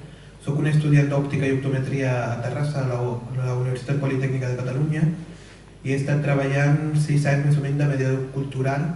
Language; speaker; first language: Catalan; early bilingual, other home language; Urdu